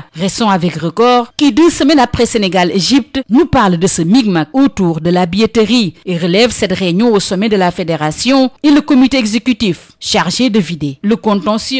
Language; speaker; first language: French; non-native, local second language; Wolof